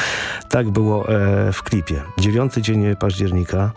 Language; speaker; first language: Polish; native; Polish